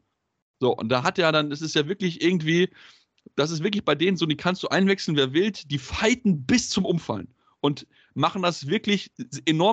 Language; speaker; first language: German; native; German